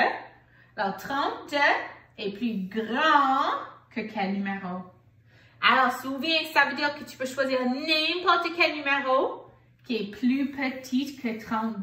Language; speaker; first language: French; non-native, local second language; English